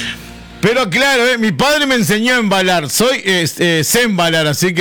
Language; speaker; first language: Spanish; native; Spanish